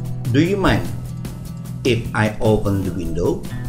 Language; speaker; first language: English; non-native, fluent; Indonesian